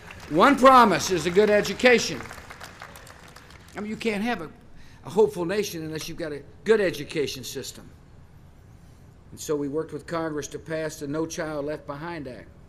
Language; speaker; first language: English; native; English